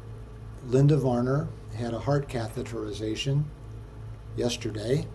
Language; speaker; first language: English; native; English